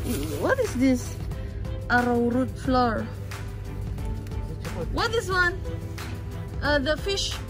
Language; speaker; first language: English; non-native, learner; Indonesian